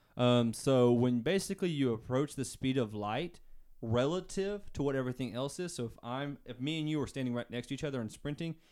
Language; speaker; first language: English; native; English